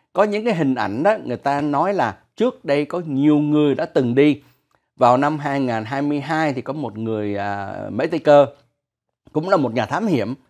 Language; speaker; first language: Vietnamese; native; Vietnamese